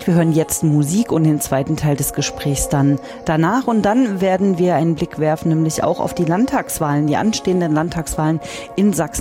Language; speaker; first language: German; native; German